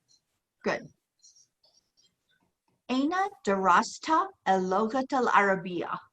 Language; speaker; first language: Arabic; non-native, fluent; English